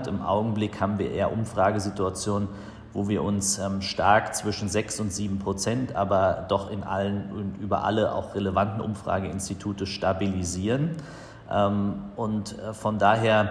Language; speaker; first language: German; native; German